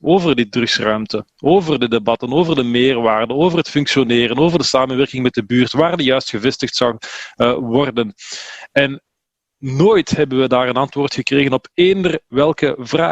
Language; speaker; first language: Dutch; native; Dutch